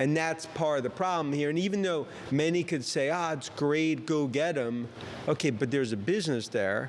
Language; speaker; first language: English; native; English